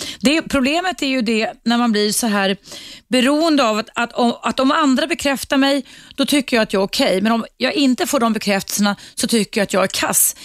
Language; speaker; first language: Swedish; native; Swedish